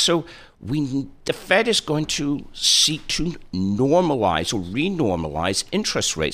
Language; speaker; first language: English; native; English